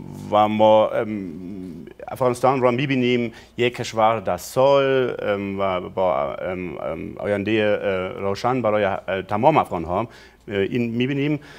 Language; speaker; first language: Persian; non-native, fluent; German